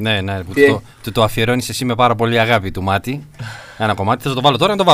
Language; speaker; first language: Greek; native; Greek